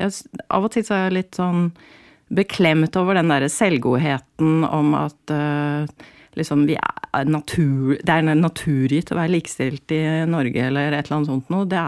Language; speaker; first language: Norwegian; native; Norwegian